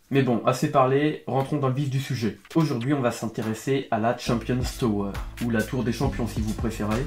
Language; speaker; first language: French; native; French